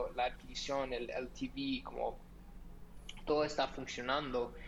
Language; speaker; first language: Spanish; non-native, fluent; English